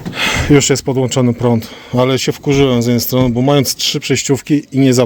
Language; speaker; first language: Polish; native; Polish